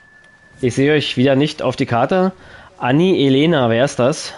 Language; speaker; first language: German; native; German